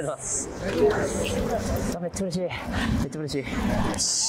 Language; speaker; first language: Japanese; native; Japanese